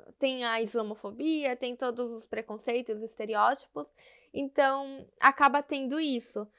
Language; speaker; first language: Portuguese; native; Portuguese